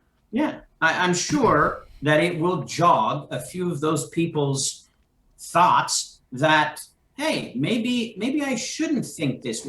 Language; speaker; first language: English; native; English